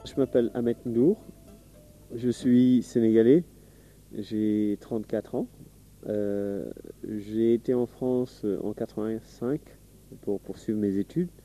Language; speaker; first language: French; non-native, local second language; Wolof